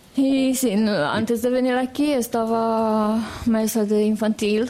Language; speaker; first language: Spanish; non-native, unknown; Romanian